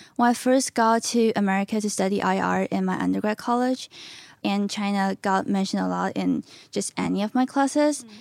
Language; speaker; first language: English; non-native, fluent; Chinese